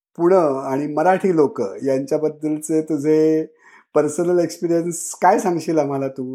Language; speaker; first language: Marathi; native; Marathi